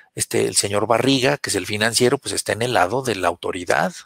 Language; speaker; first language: Spanish; native; Spanish